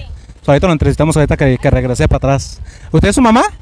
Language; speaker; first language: Spanish; early bilingual, heritage; Spanish